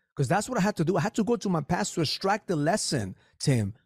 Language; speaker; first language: English; early bilingual, other home language; Spanish